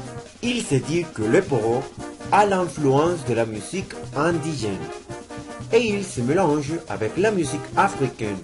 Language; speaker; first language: French; non-native, learner; Spanish